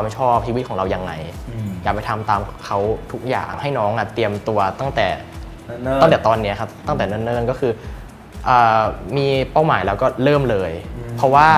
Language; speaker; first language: Thai; native; Thai